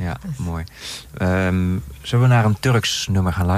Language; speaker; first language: Dutch; native; Dutch